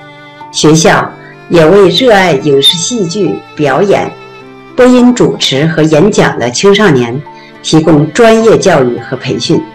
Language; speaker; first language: Chinese; native; Chinese